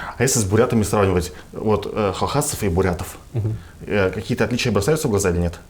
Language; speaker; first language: Russian; native; Russian